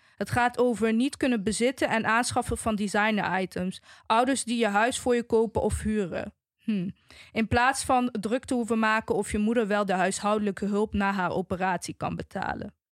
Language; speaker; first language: Dutch; native; Dutch